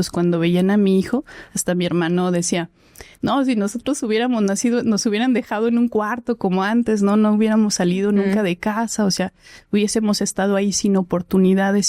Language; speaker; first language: Spanish; native; Spanish